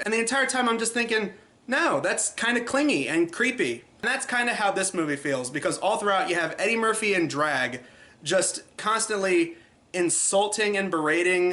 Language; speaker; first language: English; native; English